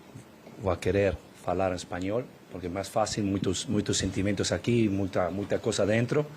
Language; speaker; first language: Portuguese; non-native, learner; Spanish